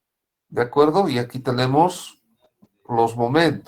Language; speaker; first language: Spanish; native; Spanish